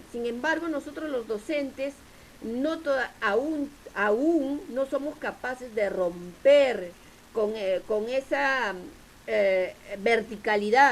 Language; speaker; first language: Spanish; native; Spanish